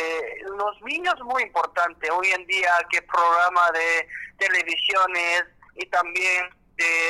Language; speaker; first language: Spanish; non-native, learner; Korean